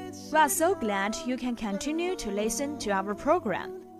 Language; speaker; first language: English; non-native, fluent; Chinese